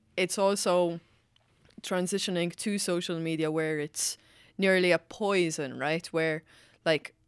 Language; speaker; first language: English; non-native, fluent; Maltese